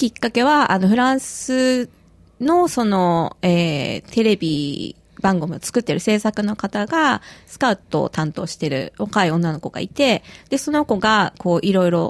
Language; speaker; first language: Japanese; native; Japanese